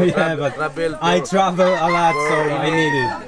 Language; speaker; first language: English; non-native, learner; Polish